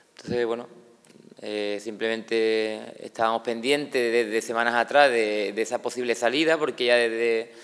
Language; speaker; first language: Spanish; native; Spanish